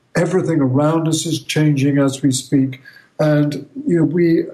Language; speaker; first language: English; native; English